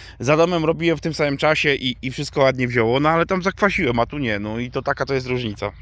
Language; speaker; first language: Polish; native; Polish